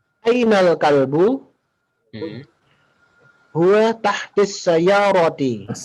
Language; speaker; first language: Arabic; non-native, learner; Indonesian